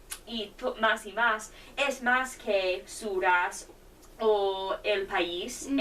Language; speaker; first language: Spanish; non-native, learner; English